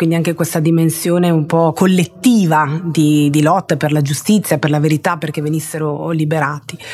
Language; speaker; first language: Italian; early bilingual, other home language; Spanish